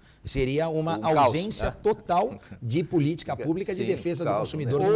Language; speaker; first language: Portuguese; native; Portuguese